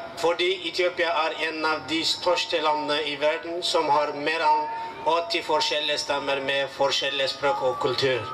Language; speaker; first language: Norwegian; non-native, learner; Amharic